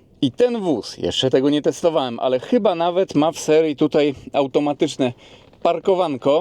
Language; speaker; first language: Polish; native; Polish